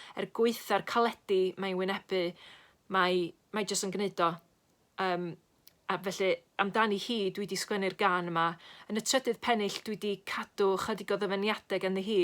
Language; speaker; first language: Welsh; native; Welsh